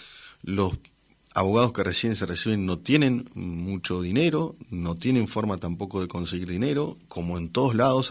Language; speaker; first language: Spanish; native; Spanish